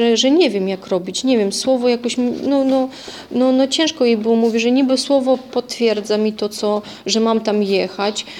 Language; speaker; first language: Polish; non-native, fluent; Russian